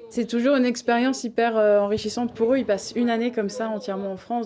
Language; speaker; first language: French; native; French